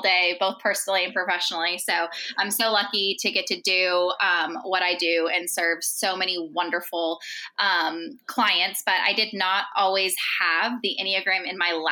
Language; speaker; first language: English; native; English